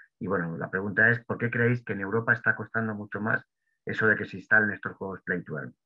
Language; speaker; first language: Spanish; native; Spanish